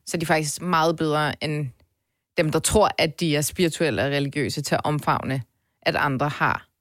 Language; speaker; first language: Danish; early bilingual, other home language; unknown